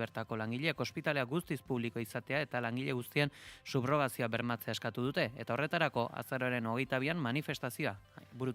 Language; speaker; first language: Basque; native; Basque